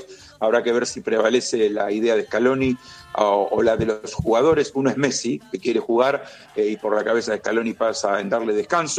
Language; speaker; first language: Spanish; native; Spanish